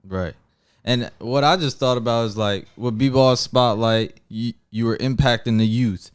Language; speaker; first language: English; native; English